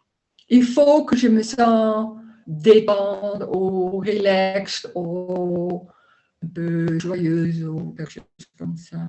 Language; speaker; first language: French; non-native, learner; Dutch